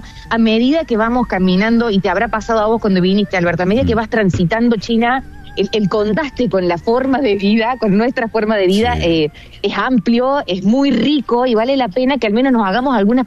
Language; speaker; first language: Spanish; native; Spanish